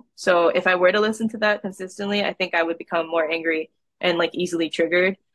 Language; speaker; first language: English; native; English